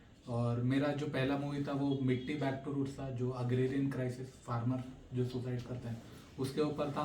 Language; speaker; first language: Hindi; native; Hindi